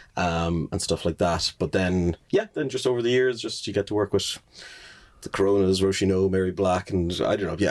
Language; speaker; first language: English; native; English